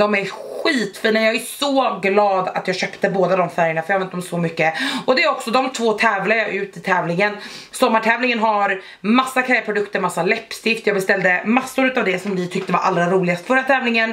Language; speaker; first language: Swedish; native; Swedish